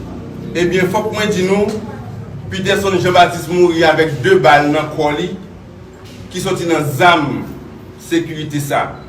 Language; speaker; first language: Haitian Creole; native; Haitian Creole